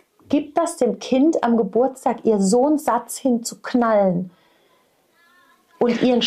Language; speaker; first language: German; native; German